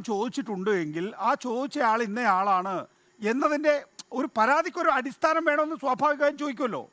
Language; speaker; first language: Malayalam; native; Malayalam